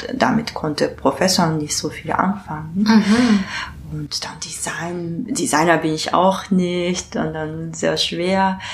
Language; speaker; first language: German; non-native, learner; Japanese